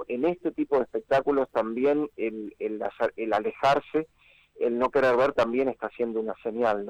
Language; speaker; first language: Spanish; native; Spanish